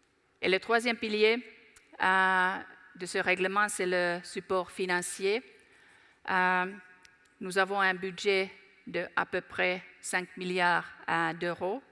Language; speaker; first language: French; non-native, fluent; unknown